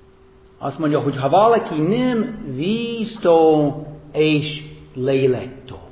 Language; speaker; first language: Hungarian; non-native, fluent; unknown